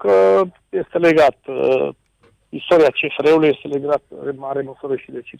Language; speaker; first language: Romanian; native; Romanian